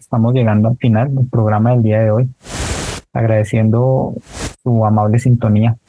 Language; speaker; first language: Spanish; native; Spanish